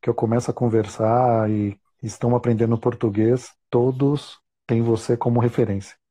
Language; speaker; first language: Portuguese; native; Portuguese